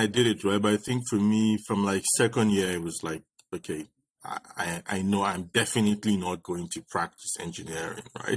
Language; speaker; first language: English; non-native, local second language; Yoruba